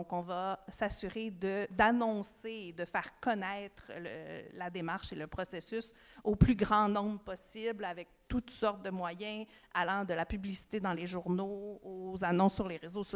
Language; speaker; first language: French; native; French